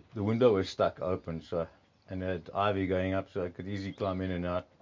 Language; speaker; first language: English; native; English